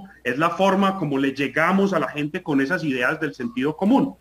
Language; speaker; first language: Spanish; native; Spanish